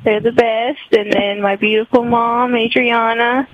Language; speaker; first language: English; early bilingual, other home language; Spanish